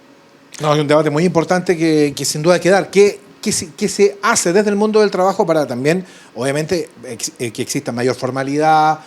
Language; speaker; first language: Spanish; native; Spanish